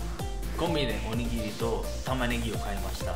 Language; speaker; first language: Japanese; native; Japanese